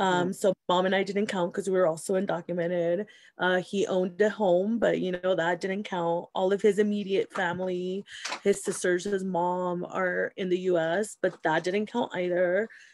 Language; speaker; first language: English; early bilingual, other home language; Spanish